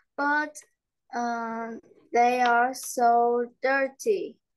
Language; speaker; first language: English; non-native, learner; Vietnamese